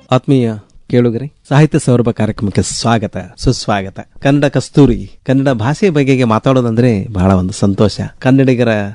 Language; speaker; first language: Kannada; native; Kannada